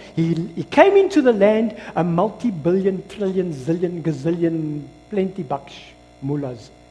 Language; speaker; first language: English; non-native, local second language; Afrikaans